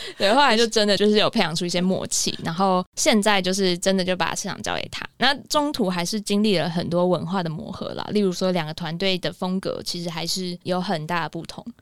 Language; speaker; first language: Chinese; native; Chinese